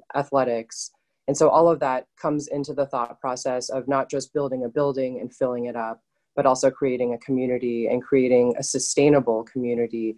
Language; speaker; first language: English; native; English